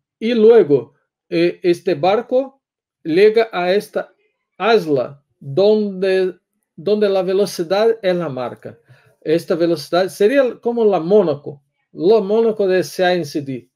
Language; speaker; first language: Spanish; non-native, learner; Portuguese